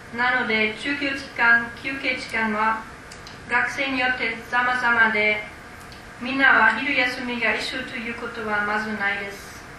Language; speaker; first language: Japanese; non-native, fluent; German